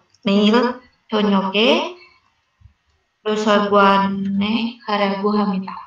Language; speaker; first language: Korean; non-native, learner; Indonesian